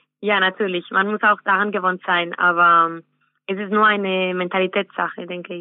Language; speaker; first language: German; non-native, fluent; Spanish